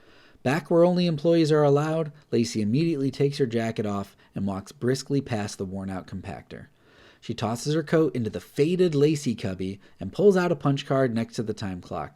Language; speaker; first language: English; native; English